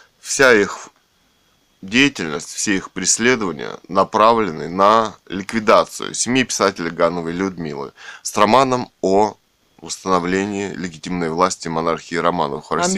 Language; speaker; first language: Russian; native; Russian